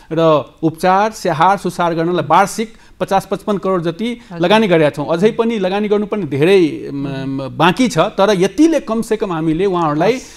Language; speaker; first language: Nepali; non-native, local second language; Maithili